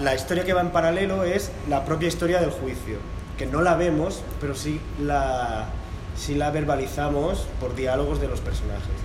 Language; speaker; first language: Spanish; non-native, local second language; Catalan